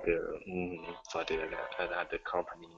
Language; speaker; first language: English; non-native, learner; Thai